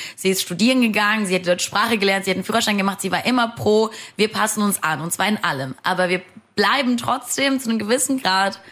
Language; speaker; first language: German; early bilingual, other home language; Romanian